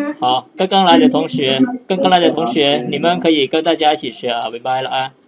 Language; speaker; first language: Chinese; non-native, fluent; Lao